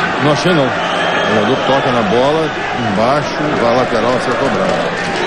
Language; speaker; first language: Portuguese; native; Portuguese